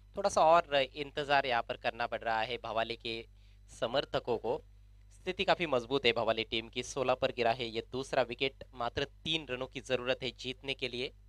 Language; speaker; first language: Hindi; non-native, local second language; Marathi